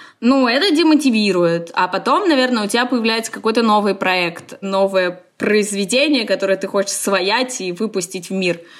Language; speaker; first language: Russian; native; Russian